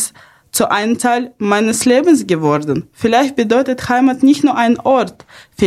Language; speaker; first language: German; early bilingual, other home language; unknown